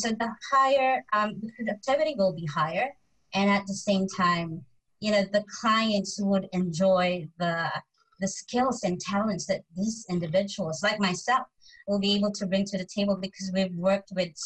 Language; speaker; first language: English; non-native, local second language; Filipino